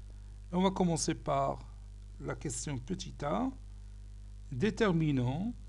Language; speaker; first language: French; non-native, local second language; Arabic